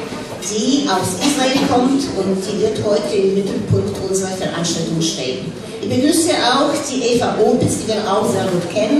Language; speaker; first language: German; non-native, fluent; Russian